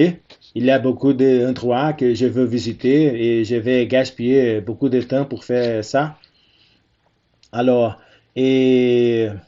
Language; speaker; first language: French; non-native, fluent; Portuguese